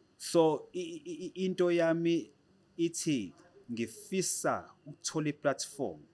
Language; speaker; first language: Zulu; native; Zulu